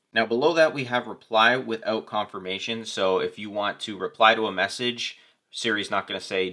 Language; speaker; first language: English; native; English